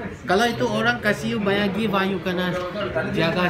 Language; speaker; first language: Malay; non-native, local second language; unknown